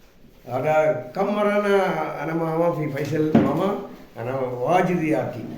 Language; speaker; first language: Arabic; non-native, learner; Malayalam